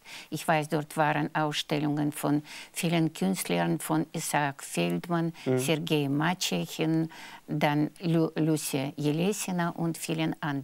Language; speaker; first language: German; non-native, fluent; Russian